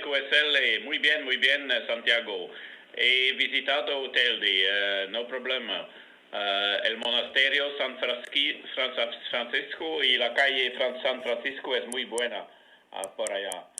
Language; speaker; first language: Spanish; non-native, learner; Dutch